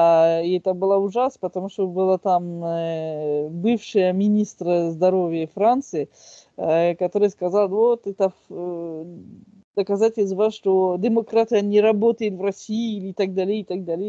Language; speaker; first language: Russian; non-native, fluent; French